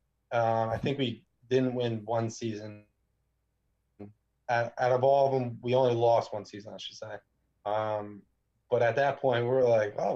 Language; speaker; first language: English; native; English